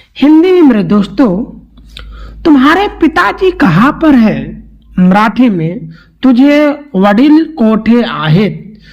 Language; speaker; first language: Hindi; native; Hindi